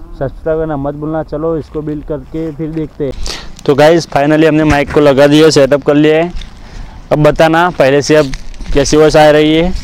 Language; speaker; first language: Hindi; non-native, local second language; Gujarati